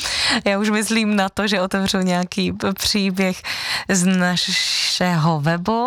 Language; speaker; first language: Czech; native; Czech